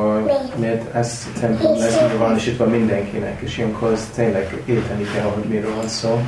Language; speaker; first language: Hungarian; non-native, learner; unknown